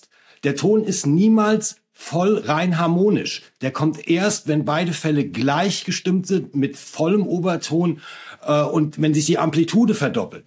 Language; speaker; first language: German; native; German